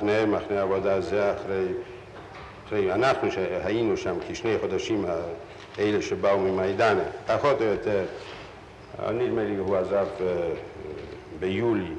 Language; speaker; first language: Hebrew; non-native, fluent; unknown